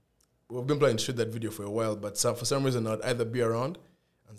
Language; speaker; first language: English; non-native, local second language; Ganda